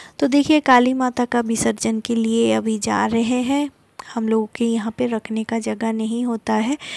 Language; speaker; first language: Hindi; non-native, local second language; Bangla